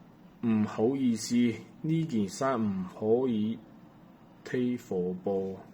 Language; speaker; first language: Cantonese; non-native, learner; Chinese